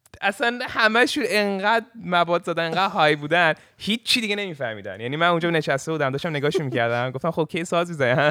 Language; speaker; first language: Persian; early bilingual, heritage; Persian